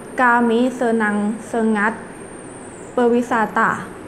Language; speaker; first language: Indonesian; non-native, learner; Thai